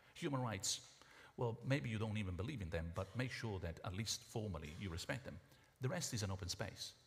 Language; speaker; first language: English; non-native, fluent; Italian